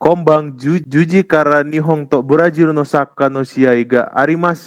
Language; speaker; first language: Japanese; non-native, fluent; Indonesian